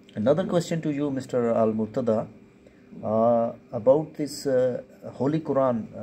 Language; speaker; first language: English; non-native, local second language; Urdu